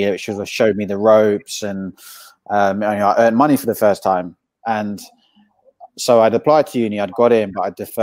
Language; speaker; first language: English; native; English